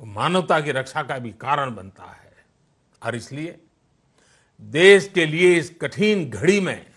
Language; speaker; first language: Hindi; non-native, local second language; Gujarati